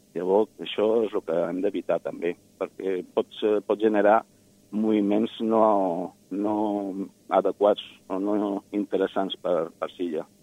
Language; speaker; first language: Catalan; non-native, local second language; Spanish